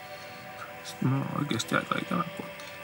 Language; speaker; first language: Finnish; native; Finnish